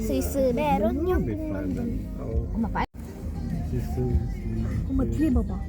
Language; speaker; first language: Korean; early bilingual, heritage; Korean